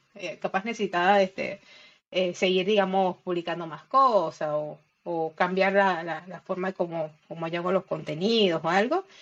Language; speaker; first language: Spanish; native; Spanish